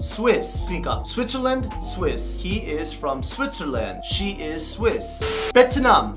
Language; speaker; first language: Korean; non-native, fluent; English